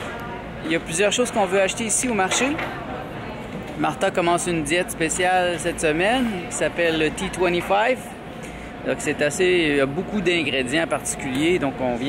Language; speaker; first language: French; native; French